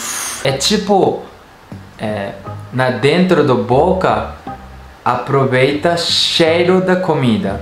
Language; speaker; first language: Portuguese; non-native, learner; Japanese